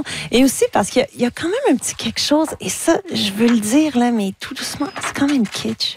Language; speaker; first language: French; native; French